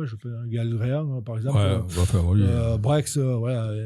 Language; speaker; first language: French; native; French